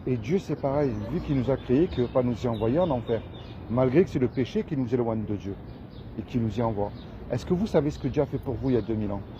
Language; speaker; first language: French; native; French